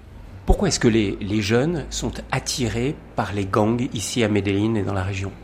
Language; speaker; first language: French; native; French